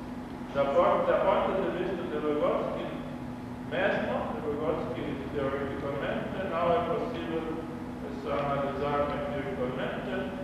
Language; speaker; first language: Portuguese; non-native, learner; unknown